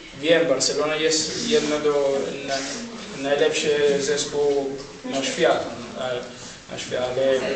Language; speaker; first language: Polish; non-native, learner; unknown